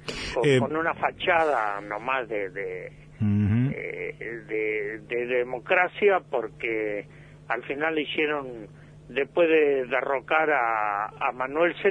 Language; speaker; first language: Spanish; native; Spanish